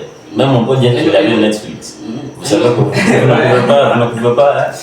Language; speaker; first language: French; non-native, learner; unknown